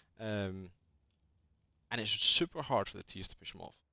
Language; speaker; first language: English; native; English